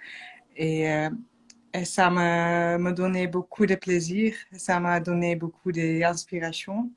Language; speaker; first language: French; non-native, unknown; Dutch